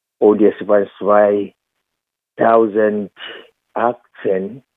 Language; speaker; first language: German; non-native, fluent; Swahili